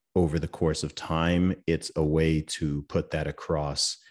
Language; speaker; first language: English; native; English